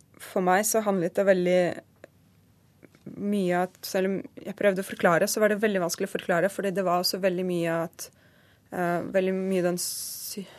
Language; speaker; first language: Norwegian; early bilingual, other home language; Russian